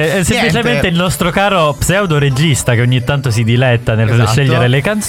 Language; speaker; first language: Italian; native; Italian